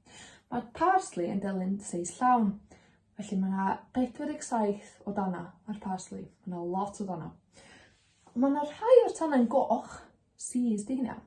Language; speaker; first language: Welsh; native; Welsh